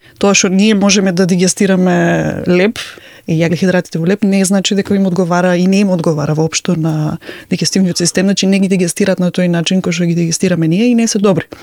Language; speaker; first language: Macedonian; native; Macedonian